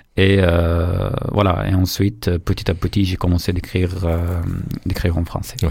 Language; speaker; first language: French; non-native, fluent; Arabic